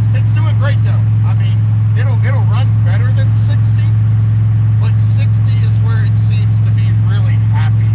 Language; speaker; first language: English; native; English